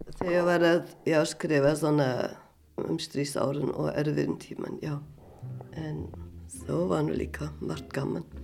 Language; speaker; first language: Icelandic; non-native, fluent; German